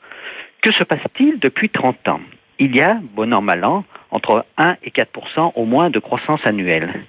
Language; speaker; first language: French; native; French